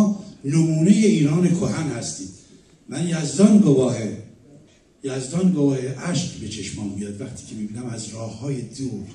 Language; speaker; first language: Persian; native; Persian